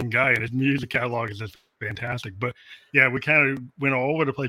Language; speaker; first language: English; native; English